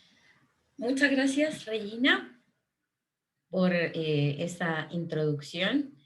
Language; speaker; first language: Spanish; native; Spanish